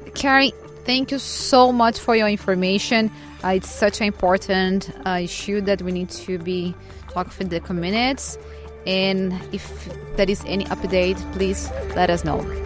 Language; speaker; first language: English; non-native, fluent; Portuguese